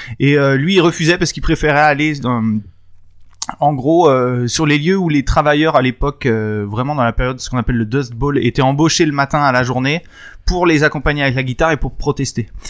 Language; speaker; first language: French; native; French